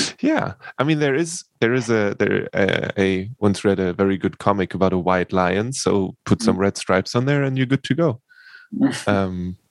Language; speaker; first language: English; non-native, fluent; German